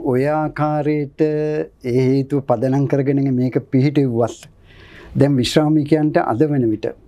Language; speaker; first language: Sinhala; native; Sinhala